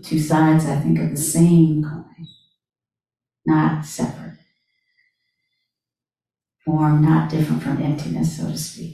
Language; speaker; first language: English; native; English